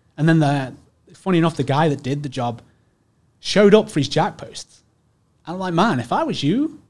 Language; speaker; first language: English; native; English